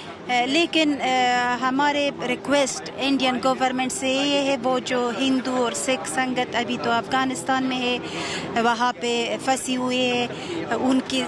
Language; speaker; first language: Hindi; non-native, fluent; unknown